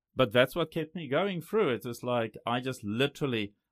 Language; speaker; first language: English; non-native, local second language; Afrikaans